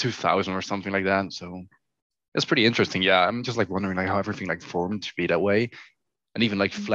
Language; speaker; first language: English; non-native, fluent; Dutch